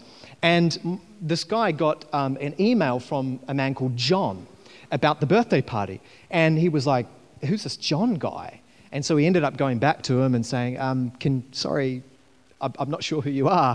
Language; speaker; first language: English; native; English